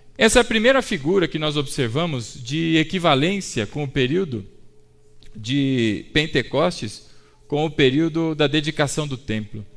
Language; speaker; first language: Portuguese; native; Portuguese